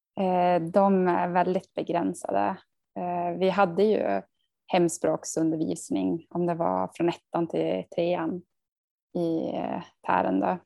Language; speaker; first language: Swedish; native; Swedish